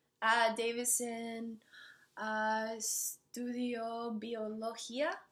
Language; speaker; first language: Spanish; non-native, learner; English